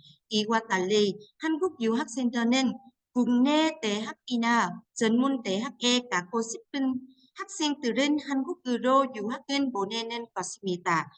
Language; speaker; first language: Korean; non-native, fluent; Vietnamese